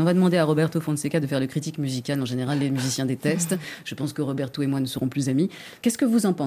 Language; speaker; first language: French; native; French